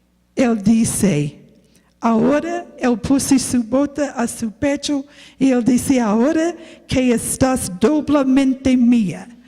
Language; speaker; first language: Spanish; non-native, learner; English